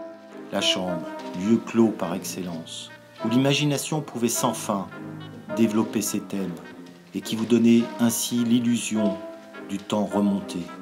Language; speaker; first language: French; native; French